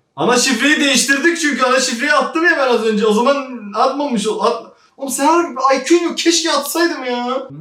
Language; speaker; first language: Turkish; native; Turkish